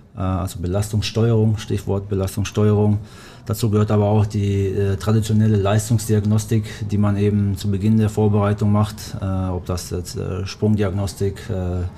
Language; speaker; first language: German; early bilingual, other home language; Albanian